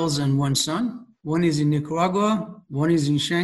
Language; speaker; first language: English; non-native, fluent; Persian